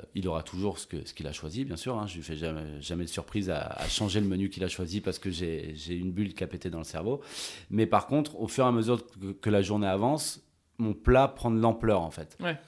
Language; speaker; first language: French; native; French